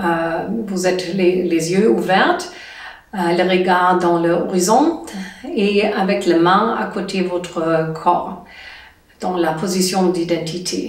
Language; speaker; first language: French; non-native, learner; German